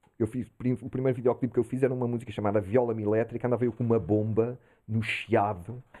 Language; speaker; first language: Portuguese; early bilingual, heritage; Portuguese